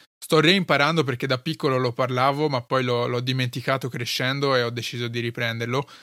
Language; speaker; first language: Italian; early bilingual, other home language; Arabic